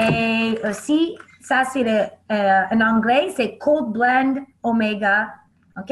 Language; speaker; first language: French; non-native, learner; English